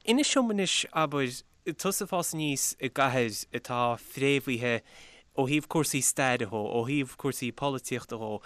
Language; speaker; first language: Irish; native; Irish